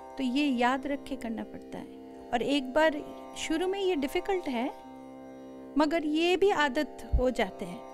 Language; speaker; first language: Hindi; non-native, local second language; Bangla